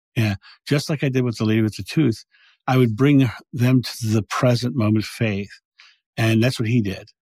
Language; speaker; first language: English; native; English